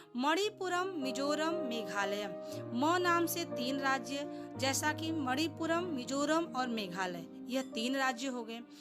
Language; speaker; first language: Hindi; non-native, local second language; Gujarati